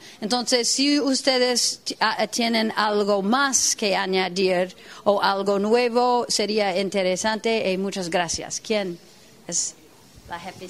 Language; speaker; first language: Spanish; non-native, fluent; English